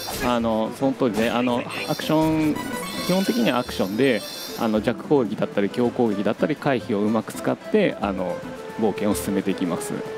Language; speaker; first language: Japanese; native; Japanese